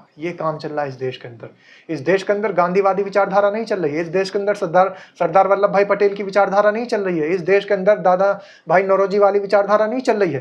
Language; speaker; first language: Hindi; native; Hindi